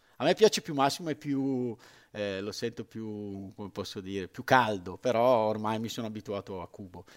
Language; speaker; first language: Italian; native; Italian